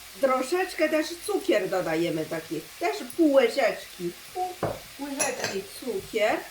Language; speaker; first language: Polish; non-native, learner; Chinese